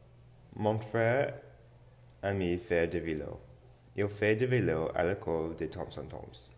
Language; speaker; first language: French; non-native, learner; English